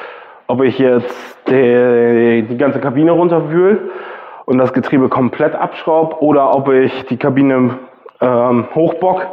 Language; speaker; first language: German; native; German